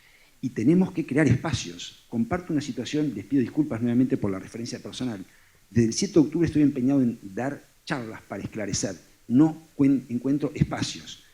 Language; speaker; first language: Spanish; native; Spanish